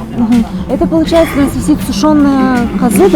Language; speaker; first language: Russian; native; Russian